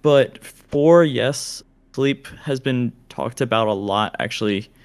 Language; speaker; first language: English; native; English